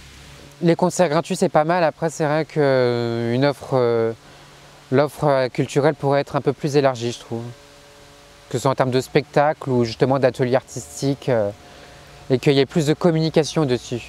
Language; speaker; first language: French; native; French